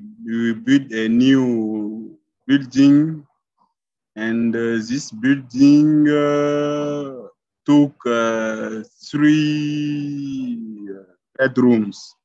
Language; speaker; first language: English; non-native, learner; French